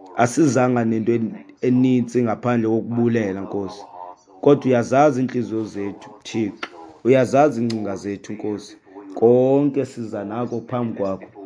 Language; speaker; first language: Xhosa; non-native, local second language; Zulu